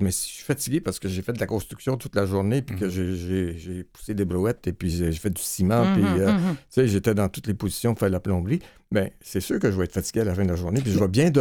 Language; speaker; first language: French; native; French